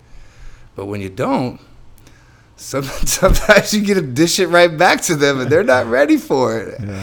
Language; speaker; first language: English; native; English